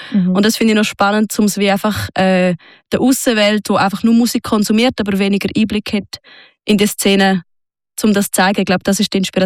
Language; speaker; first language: German; native; German